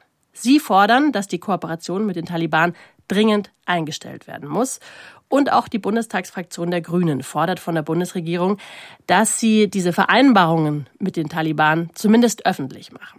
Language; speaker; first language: German; native; German